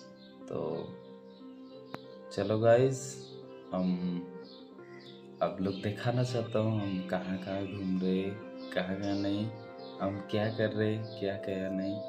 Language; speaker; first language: Hindi; non-native, local second language; Odia